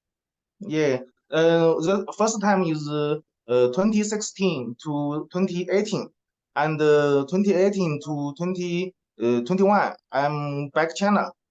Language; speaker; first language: English; non-native, learner; Chinese